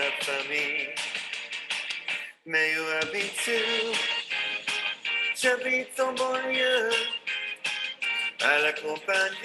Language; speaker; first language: French; non-native, learner; Spanish